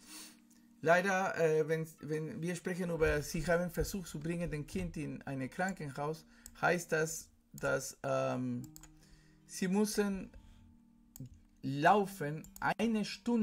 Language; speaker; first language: German; non-native, fluent; Spanish